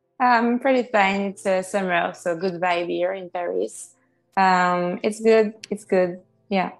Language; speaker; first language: English; non-native, fluent; French